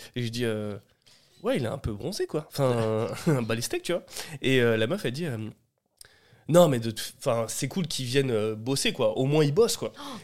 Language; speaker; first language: French; early bilingual, other home language; Portuguese